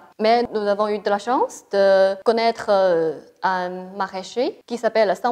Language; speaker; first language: French; non-native, fluent; Chinese